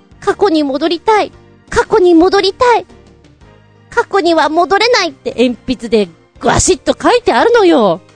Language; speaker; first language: Japanese; native; Japanese